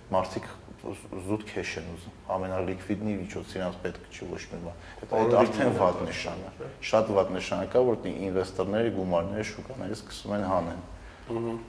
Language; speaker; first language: Armenian; native; Armenian